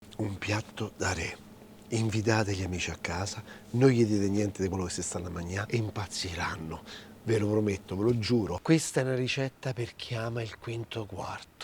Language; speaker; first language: Italian; native; Italian